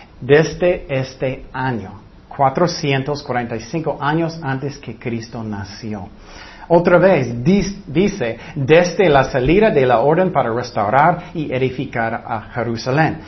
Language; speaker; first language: Spanish; non-native, fluent; English